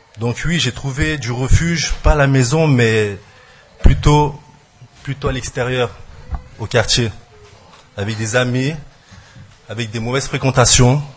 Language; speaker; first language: French; early bilingual, other home language; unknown